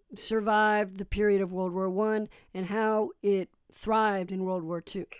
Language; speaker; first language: English; early bilingual, other home language; Polish